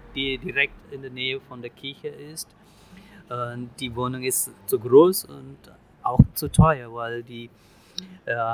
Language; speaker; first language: German; non-native, fluent; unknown